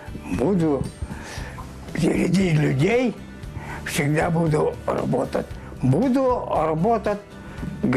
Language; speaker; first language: Russian; non-native, local second language; Yakut